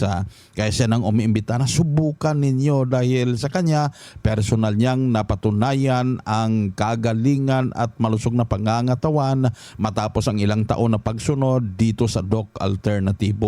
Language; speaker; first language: Filipino; native; Filipino